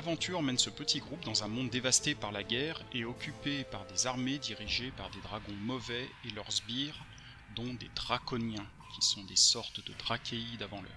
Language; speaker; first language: French; native; French